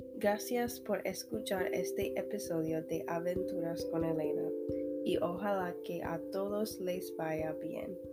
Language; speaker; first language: Spanish; non-native, learner; English